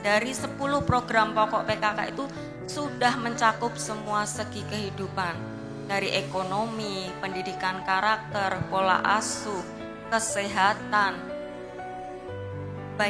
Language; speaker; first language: Indonesian; native; Indonesian